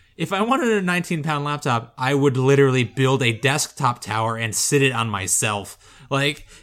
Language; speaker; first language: English; native; English